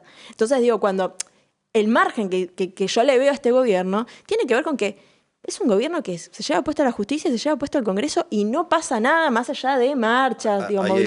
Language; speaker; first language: Spanish; native; Spanish